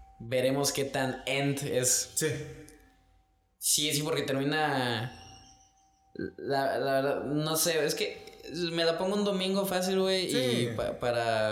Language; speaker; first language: Spanish; native; Spanish